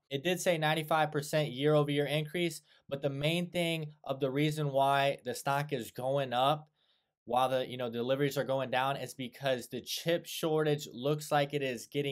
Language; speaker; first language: English; native; English